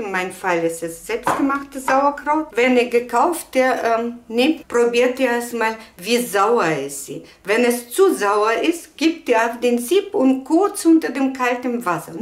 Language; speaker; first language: German; non-native, fluent; Russian